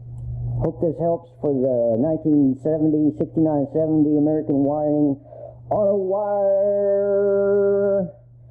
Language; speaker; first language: English; native; English